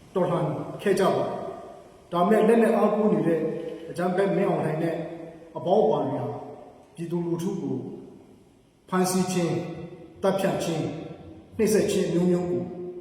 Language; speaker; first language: Burmese; non-native, local second language; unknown